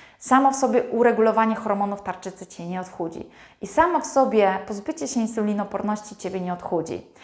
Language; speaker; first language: Polish; native; Polish